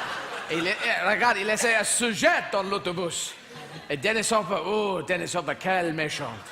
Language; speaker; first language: French; non-native, fluent; English